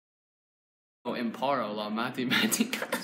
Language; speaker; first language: Italian; non-native, learner; English